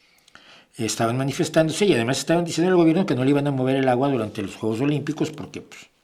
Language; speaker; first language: Spanish; native; Spanish